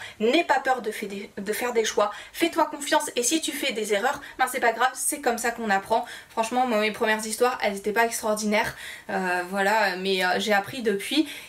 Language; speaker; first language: French; native; French